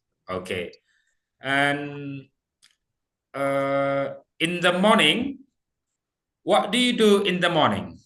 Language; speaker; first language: English; non-native, fluent; Indonesian